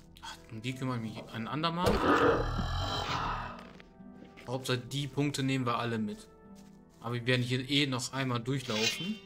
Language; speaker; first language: German; native; German